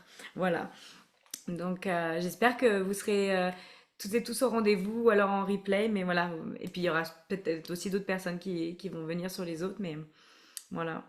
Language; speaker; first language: French; native; French